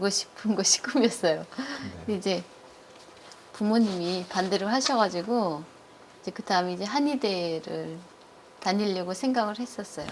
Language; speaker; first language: Korean; native; Korean